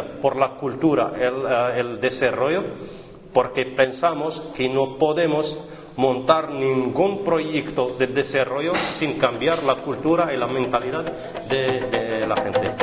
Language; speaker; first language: Spanish; non-native, fluent; Arabic